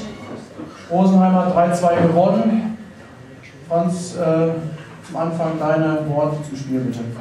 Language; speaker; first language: German; native; German